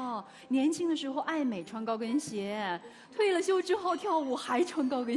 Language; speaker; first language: Chinese; native; Chinese